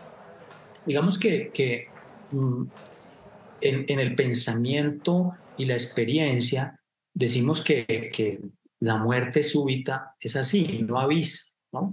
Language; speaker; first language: Spanish; native; Spanish